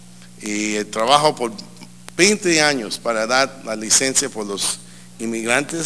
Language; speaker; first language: Spanish; early bilingual, heritage; English